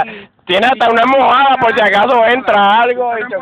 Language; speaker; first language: Spanish; native; Spanish